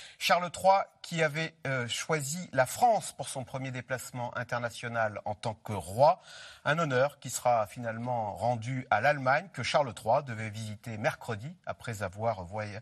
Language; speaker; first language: French; native; French